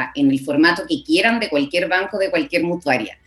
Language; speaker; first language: Spanish; native; Spanish